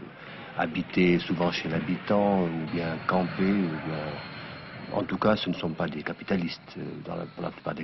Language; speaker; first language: French; non-native, local second language; Arabic